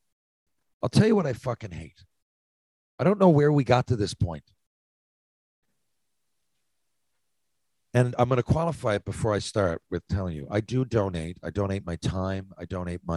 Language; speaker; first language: English; native; English